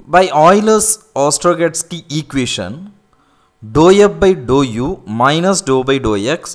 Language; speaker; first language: English; non-native, local second language; Tamil